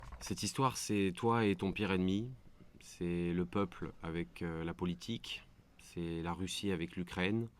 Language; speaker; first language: French; native; French